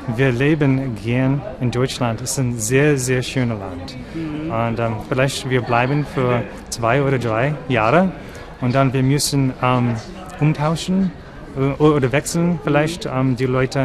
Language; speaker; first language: German; non-native, learner; English